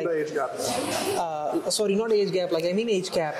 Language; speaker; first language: English; non-native, local second language; Punjabi